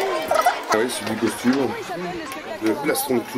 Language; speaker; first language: French; native; French